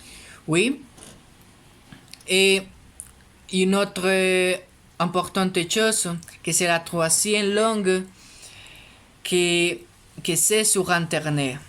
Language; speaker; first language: French; non-native, learner; Spanish